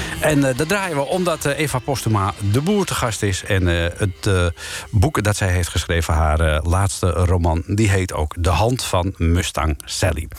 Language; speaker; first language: Dutch; native; Dutch